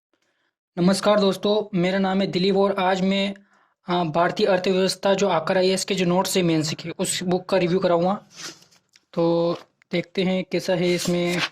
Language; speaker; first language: Hindi; native; Hindi